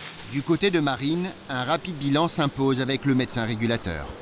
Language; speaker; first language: French; native; French